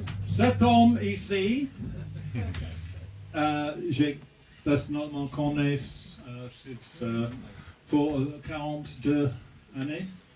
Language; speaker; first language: French; non-native, learner; English